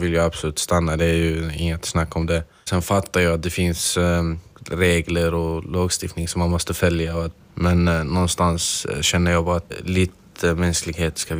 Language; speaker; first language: Swedish; non-native, fluent; Arabic